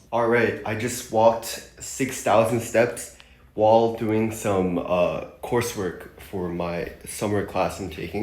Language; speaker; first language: English; native; English